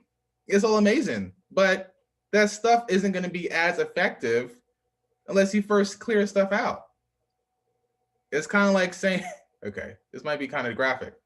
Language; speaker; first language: English; native; English